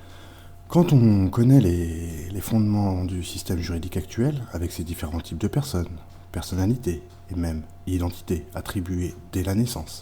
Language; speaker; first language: French; native; French